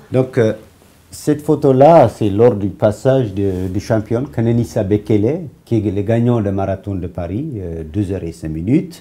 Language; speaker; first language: French; non-native, fluent; Amharic